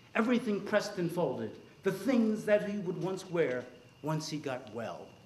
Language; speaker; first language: English; native; English